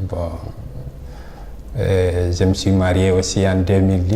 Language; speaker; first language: French; non-native, local second language; Fula